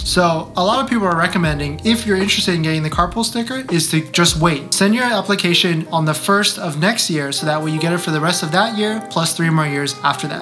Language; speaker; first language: English; native; English